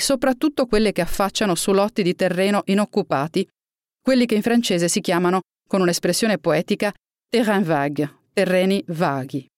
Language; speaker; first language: Italian; native; Italian